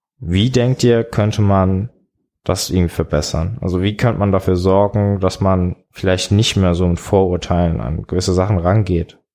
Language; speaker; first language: German; early bilingual, other home language; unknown